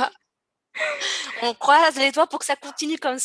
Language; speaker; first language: French; native; French